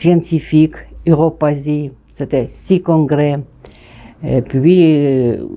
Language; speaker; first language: French; non-native, fluent; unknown